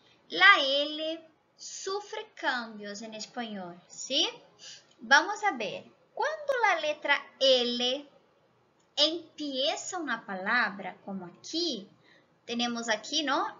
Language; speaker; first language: Spanish; non-native, fluent; Portuguese